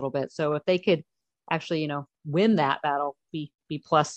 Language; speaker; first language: English; native; English